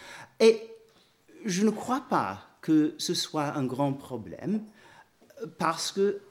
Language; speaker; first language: French; non-native, fluent; English